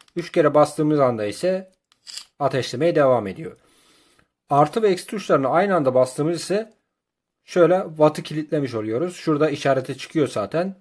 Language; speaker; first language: Turkish; native; Turkish